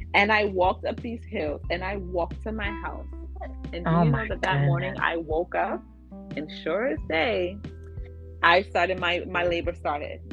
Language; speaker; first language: English; early bilingual, other home language; Akan